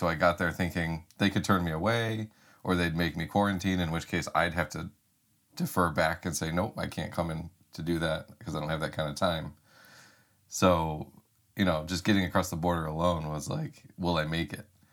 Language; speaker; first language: English; native; English